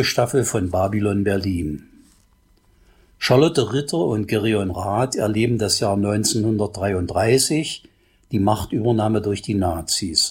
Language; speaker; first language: German; native; German